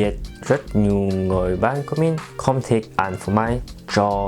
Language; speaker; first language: Vietnamese; non-native, learner; French